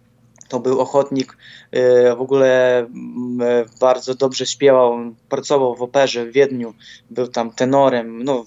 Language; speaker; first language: Polish; non-native, fluent; Ukrainian